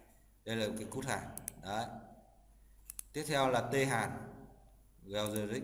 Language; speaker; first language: Vietnamese; native; Vietnamese